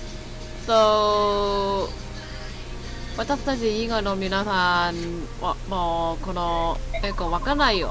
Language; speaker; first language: Japanese; non-native, learner; Chinese